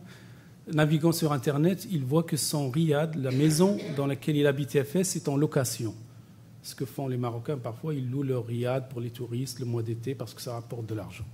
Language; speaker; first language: French; non-native, local second language; Arabic